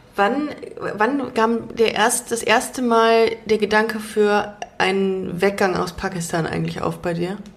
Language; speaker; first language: German; native; German